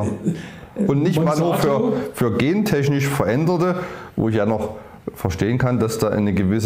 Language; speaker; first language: German; native; German